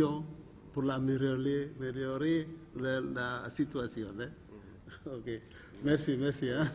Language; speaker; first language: French; non-native, learner; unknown